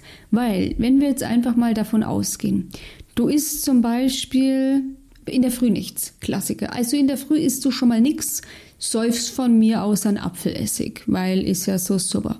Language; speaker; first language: German; native; German